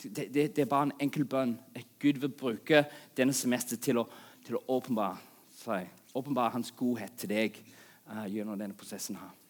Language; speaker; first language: Norwegian; non-native, fluent; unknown